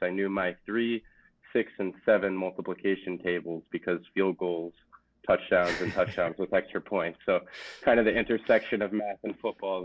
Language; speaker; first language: English; native; English